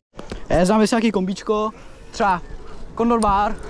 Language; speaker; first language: Czech; native; Czech